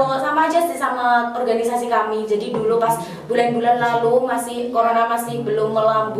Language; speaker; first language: Indonesian; native; Indonesian